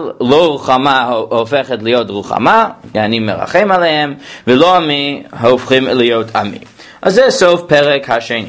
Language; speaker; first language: Hebrew; non-native, fluent; English